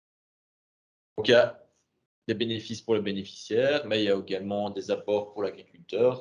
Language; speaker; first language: French; native; French